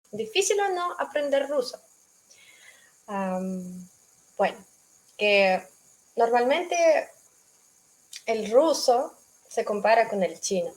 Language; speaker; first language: Spanish; non-native, fluent; Russian